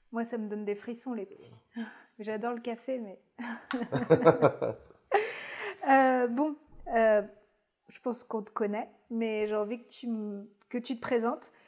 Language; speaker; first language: French; native; French